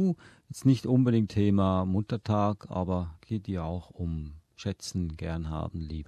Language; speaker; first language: German; native; German